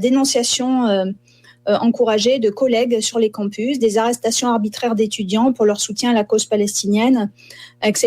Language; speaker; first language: French; native; French